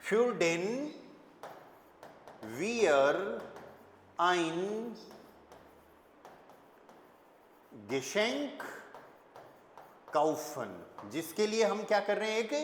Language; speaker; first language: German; non-native, fluent; Hindi